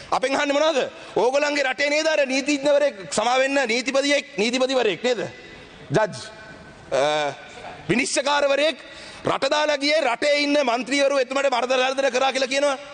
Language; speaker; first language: Sinhala; non-native, local second language; Tamil